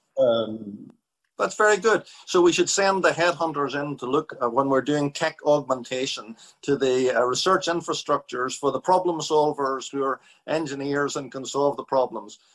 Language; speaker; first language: English; native; English